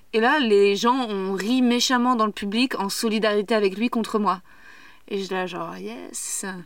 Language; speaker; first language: French; native; French